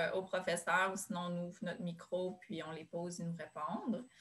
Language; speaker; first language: French; native; French